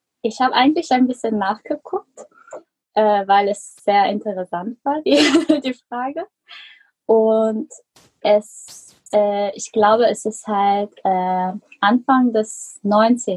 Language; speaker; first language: German; non-native, fluent; Korean